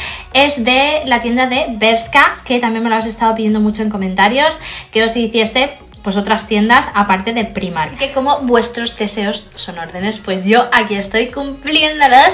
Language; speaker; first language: Spanish; native; Spanish